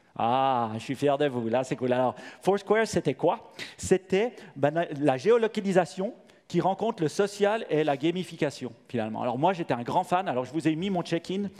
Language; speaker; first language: French; native; French